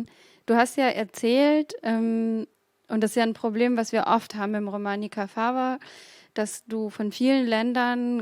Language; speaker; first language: German; native; German